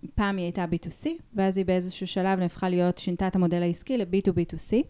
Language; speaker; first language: Hebrew; native; Hebrew